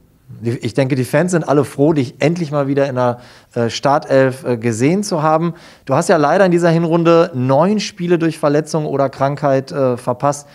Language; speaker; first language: German; native; German